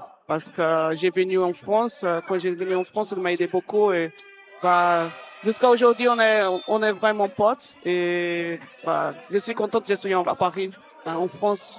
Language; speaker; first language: French; non-native, fluent; Portuguese